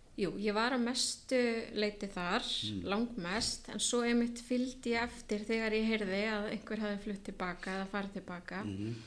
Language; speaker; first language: Icelandic; native; Icelandic